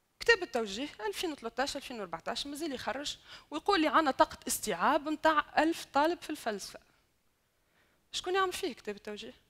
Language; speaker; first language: Arabic; native; Arabic